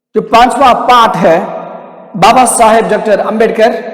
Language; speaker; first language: Hindi; non-native, local second language; Kannada